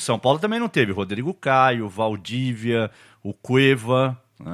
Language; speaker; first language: Portuguese; native; Portuguese